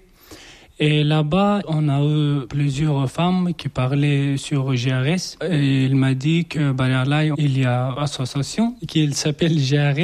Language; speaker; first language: French; non-native, learner; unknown